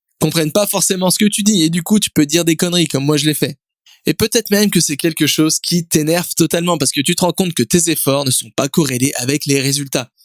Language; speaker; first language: French; native; French